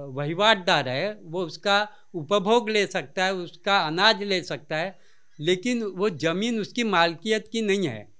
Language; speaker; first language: Hindi; non-native, local second language; Marathi